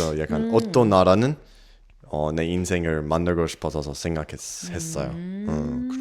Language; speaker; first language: Korean; non-native, learner; English